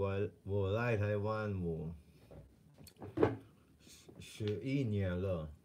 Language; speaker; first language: Chinese; non-native, learner; Filipino